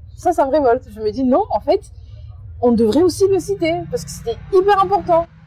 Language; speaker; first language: French; early bilingual, other home language; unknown